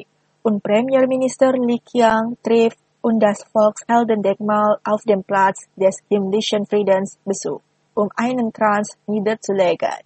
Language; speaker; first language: German; non-native, fluent; Indonesian